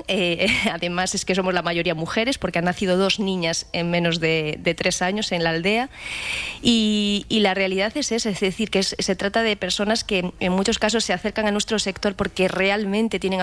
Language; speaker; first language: Spanish; native; Spanish